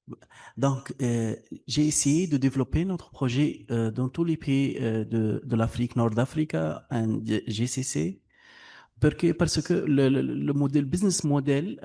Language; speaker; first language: French; non-native, local second language; Arabic